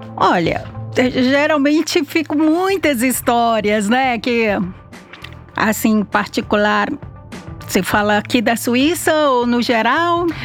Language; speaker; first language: Portuguese; native; Portuguese